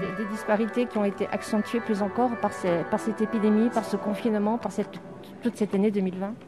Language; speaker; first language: French; native; French